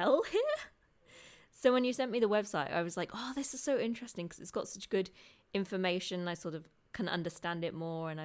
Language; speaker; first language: English; native; English